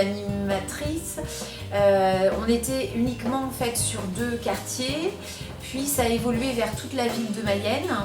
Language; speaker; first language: French; native; French